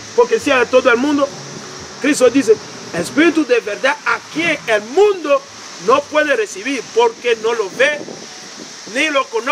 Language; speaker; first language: Spanish; non-native, learner; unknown